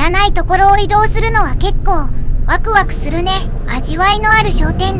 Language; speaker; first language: Japanese; native; Japanese